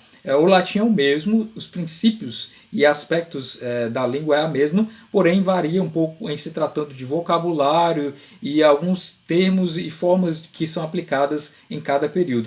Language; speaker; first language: Portuguese; native; Portuguese